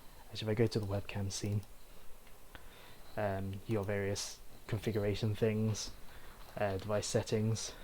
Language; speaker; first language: English; native; English